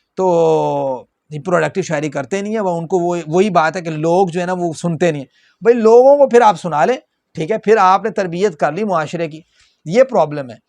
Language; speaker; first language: Urdu; non-native, local second language; Punjabi